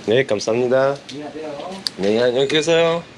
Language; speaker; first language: Korean; non-native, learner; Kazakh